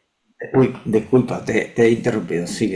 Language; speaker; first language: Spanish; native; Spanish